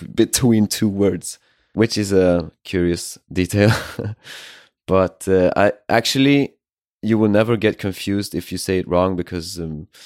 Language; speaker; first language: English; non-native, fluent; Swedish